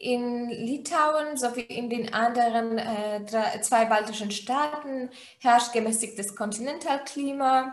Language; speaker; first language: German; non-native, fluent; Polish